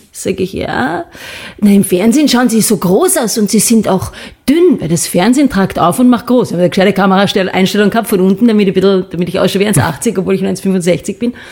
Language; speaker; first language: German; early bilingual, other home language; English